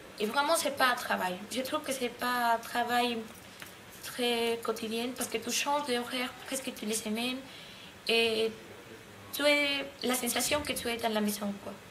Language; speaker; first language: French; non-native, learner; Spanish